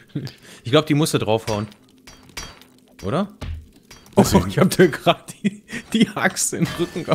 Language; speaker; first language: German; native; German